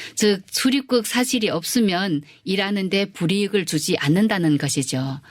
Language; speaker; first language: Korean; early bilingual, heritage; Korean